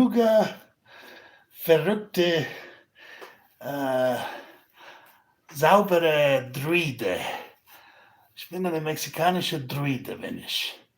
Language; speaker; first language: German; non-native, learner; Spanish